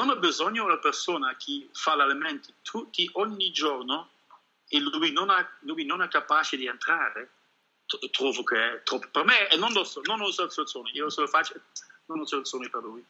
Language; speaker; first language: Italian; non-native, learner; Dutch